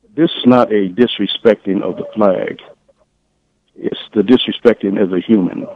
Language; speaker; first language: English; native; English